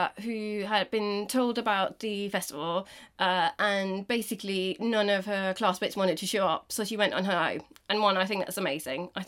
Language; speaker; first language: English; non-native, fluent; Danish